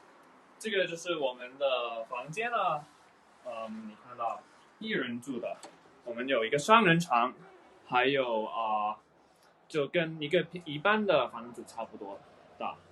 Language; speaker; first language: Chinese; early bilingual, heritage; Chinese